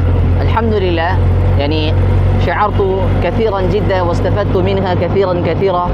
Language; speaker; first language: Arabic; non-native, learner; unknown